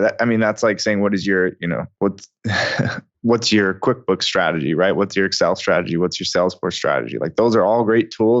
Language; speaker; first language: English; native; English